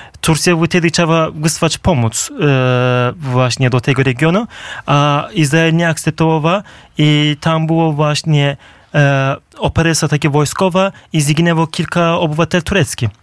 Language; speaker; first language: Polish; non-native, fluent; Turkish